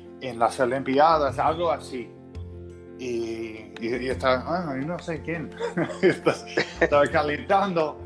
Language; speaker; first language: Spanish; non-native, fluent; English